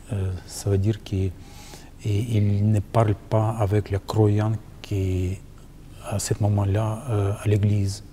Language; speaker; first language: French; non-native, learner; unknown